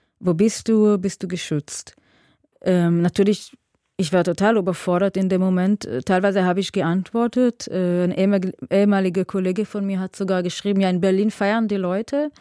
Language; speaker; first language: German; non-native, fluent; Hebrew